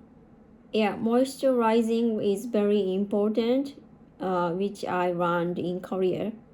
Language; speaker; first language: English; non-native, learner; Japanese